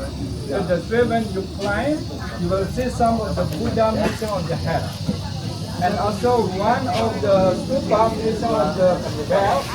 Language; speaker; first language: English; non-native, learner; Indonesian